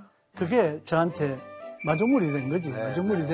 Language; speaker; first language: Korean; native; Korean